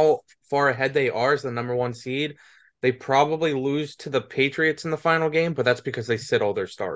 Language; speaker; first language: English; native; English